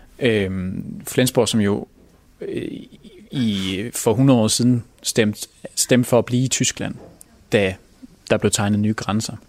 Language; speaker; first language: Danish; native; Danish